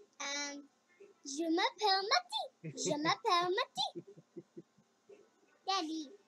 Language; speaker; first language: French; non-native, learner; English